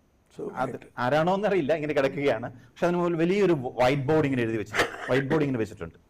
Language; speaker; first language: Malayalam; native; Malayalam